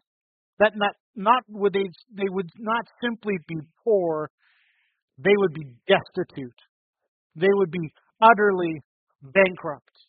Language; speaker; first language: English; native; English